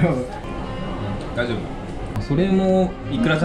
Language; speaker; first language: Japanese; native; Japanese